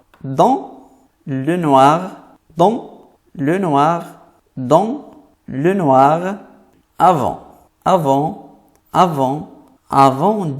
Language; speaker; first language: French; non-native, fluent; Arabic